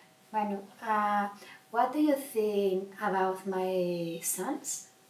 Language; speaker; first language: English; non-native, learner; Catalan